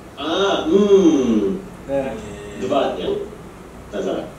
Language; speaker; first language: Russian; non-native, learner; Indonesian